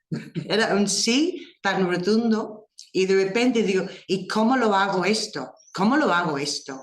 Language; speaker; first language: Spanish; non-native, fluent; English